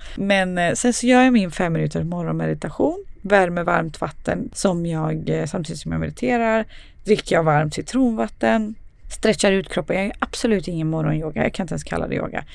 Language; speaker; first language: Swedish; early bilingual, other home language; Serbian